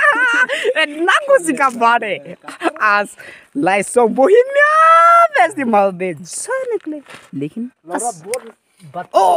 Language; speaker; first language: Hindi; non-native, local second language; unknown